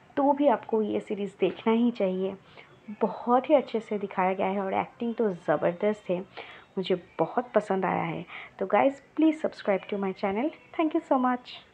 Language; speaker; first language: Hindi; non-native, local second language; Bangla